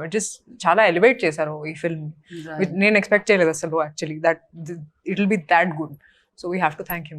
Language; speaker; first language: Telugu; non-native, fluent; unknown